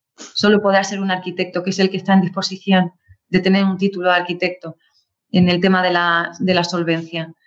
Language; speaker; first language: Spanish; native; Spanish